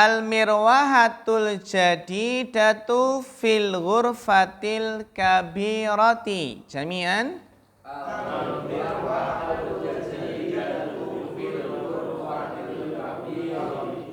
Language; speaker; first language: Arabic; non-native, fluent; Indonesian